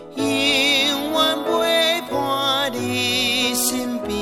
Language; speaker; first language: Min Nan Chinese; native; Min Nan Chinese